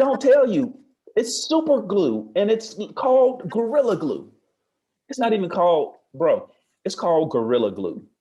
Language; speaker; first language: English; native; English